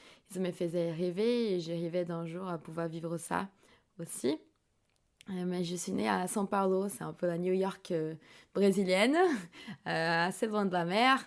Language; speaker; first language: French; non-native, fluent; Portuguese